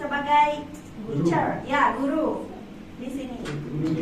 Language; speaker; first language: Indonesian; native; Indonesian